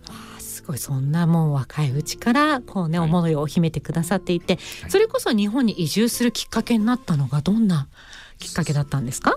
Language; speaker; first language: Japanese; native; Japanese